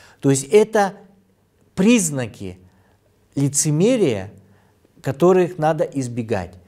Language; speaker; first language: Russian; non-native, local second language; Kyrgyz